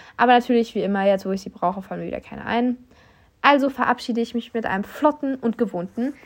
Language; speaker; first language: German; native; German